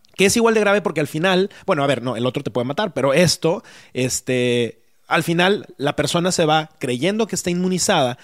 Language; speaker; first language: Spanish; native; Spanish